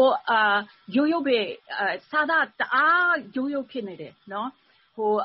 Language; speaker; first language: Burmese; non-native, fluent; English